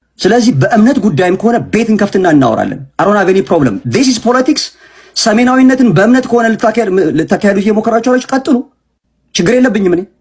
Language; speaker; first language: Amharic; native; Amharic